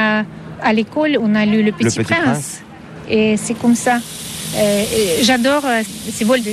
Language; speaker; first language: French; non-native, fluent; Russian